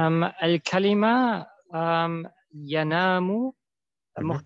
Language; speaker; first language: Arabic; non-native, learner; German